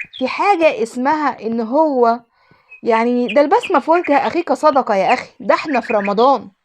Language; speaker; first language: Egyptian Arabic; native; Egyptian Arabic